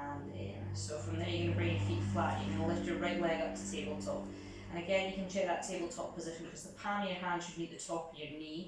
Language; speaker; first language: English; native; English